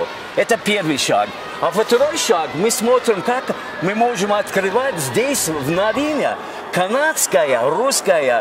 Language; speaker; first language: Russian; non-native, learner; English